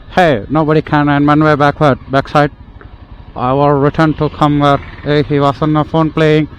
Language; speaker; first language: English; non-native, local second language; Tamil